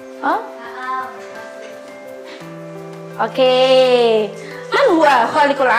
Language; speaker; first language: Arabic; non-native, fluent; Indonesian